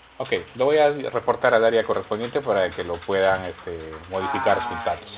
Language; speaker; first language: Spanish; native; Spanish